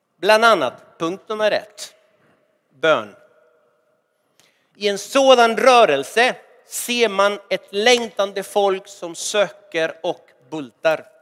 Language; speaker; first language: Swedish; non-native, fluent; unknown